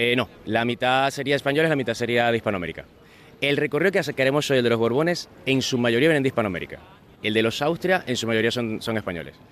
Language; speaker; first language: Spanish; native; Spanish